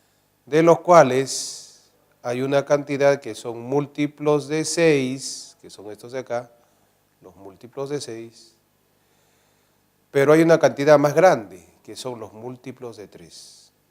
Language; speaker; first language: Spanish; native; Spanish